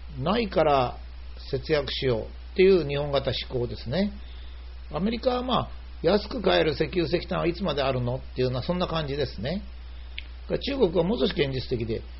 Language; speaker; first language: Japanese; native; Japanese